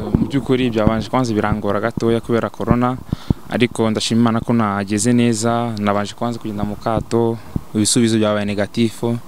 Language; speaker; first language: Kinyarwanda; early bilingual, heritage; Kinyarwanda